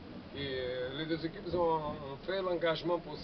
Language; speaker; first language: French; non-native, fluent; Portuguese